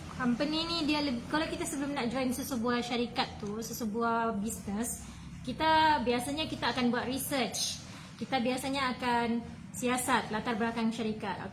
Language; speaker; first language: Malay; native; Malay